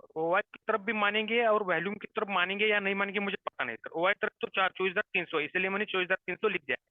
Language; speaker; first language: Hindi; non-native, local second language; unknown